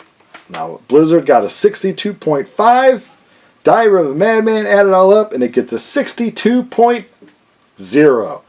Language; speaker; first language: English; native; English